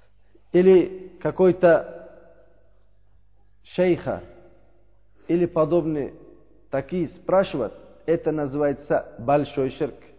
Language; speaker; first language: Russian; non-native, learner; Uzbek